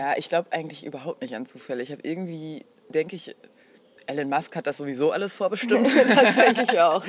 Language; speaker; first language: German; native; German